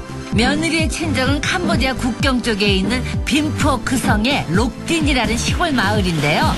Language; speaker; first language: Korean; native; Korean